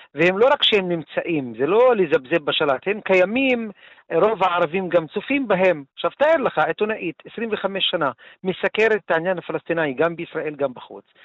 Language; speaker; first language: Hebrew; non-native, local second language; Arabic